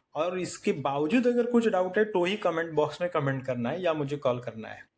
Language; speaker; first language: Hindi; non-native, local second language; Marathi